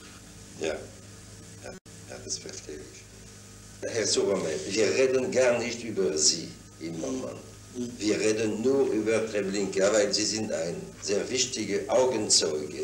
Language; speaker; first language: German; non-native, fluent; French